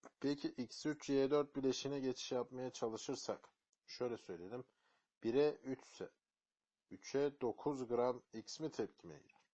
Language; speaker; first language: Turkish; native; Turkish